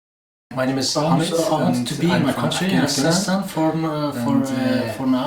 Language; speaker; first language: English; non-native, learner; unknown